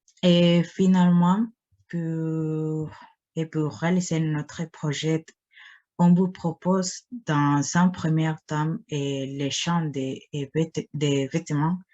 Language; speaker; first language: French; non-native, fluent; Spanish